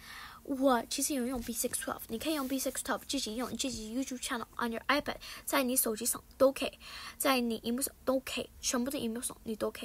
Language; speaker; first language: Chinese; early bilingual, heritage; Chinese